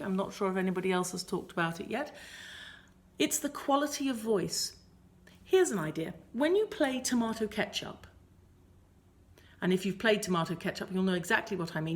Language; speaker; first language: English; native; English